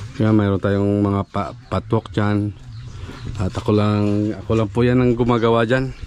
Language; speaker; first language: Filipino; non-native, local second language; Hiligaynon